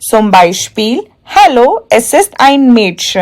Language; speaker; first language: German; non-native, fluent; Hindi